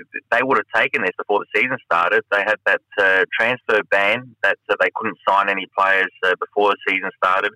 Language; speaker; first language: English; native; English